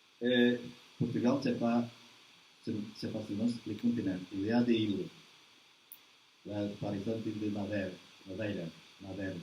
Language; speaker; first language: French; non-native, learner; Portuguese